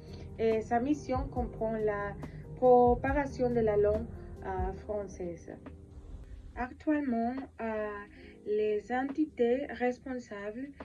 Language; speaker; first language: French; non-native, learner; Spanish